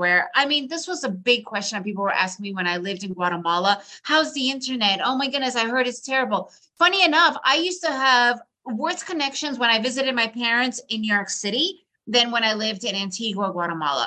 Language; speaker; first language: English; early bilingual, other home language; Russian